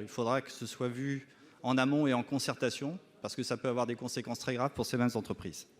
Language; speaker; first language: French; native; French